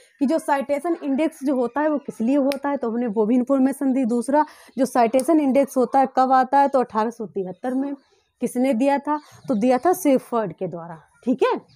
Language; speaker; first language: Hindi; native; Hindi